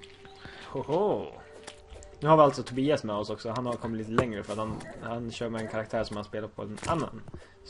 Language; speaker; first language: Swedish; native; Swedish